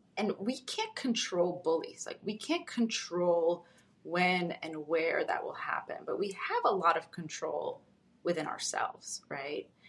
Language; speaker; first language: English; early bilingual, other home language; Russian